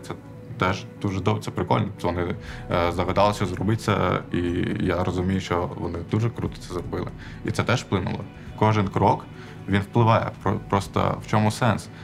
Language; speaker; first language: Ukrainian; non-native, local second language; Armenian